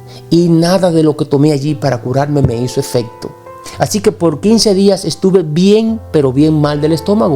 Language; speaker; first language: Spanish; native; Spanish